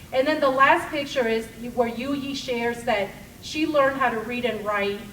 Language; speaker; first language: English; early bilingual, other home language; Spanish